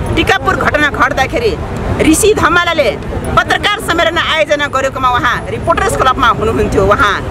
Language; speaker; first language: Nepali; non-native, local second language; Rana Tharu